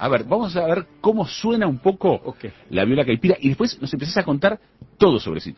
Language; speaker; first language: Spanish; native; Spanish